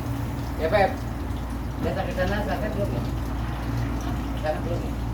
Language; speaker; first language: Indonesian; non-native, local second language; Sundanese